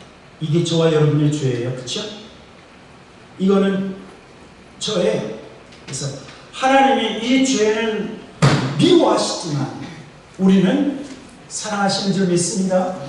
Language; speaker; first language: Korean; native; Korean